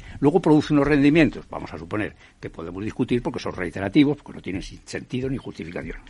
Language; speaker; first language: Spanish; native; Spanish